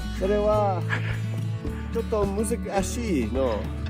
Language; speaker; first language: Japanese; non-native, learner; English